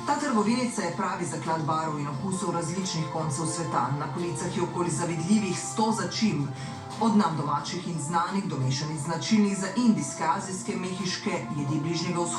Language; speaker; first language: Slovenian; native; Slovenian